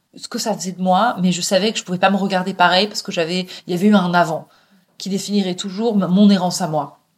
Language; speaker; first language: French; native; French